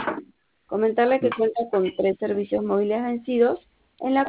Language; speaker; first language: Spanish; native; Spanish